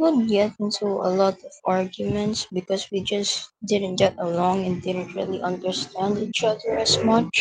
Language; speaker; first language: English; non-native, local second language; Filipino